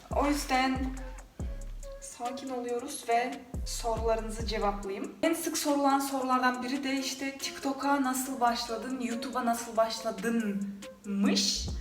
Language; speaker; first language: Turkish; non-native, fluent; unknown